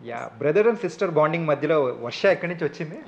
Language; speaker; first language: Telugu; native; Telugu